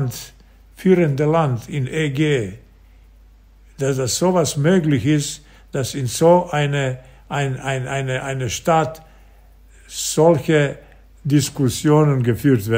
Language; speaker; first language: German; non-native, fluent; Serbian